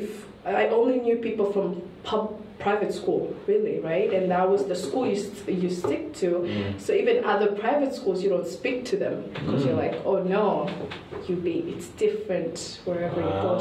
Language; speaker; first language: English; non-native, local second language; Kinyarwanda